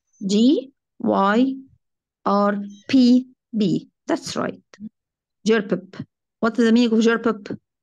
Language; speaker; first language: English; non-native, fluent; Arabic